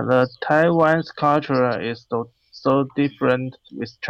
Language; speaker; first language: English; non-native, learner; Chinese